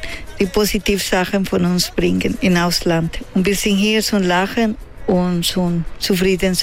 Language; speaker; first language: German; non-native, learner; Spanish